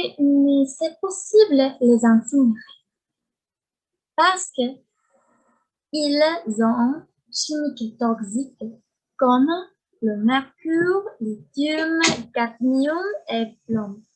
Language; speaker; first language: French; non-native, learner; Spanish